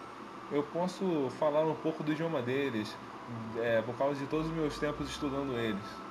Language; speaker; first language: Portuguese; native; Portuguese